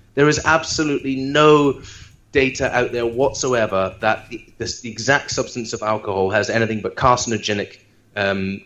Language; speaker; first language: English; native; English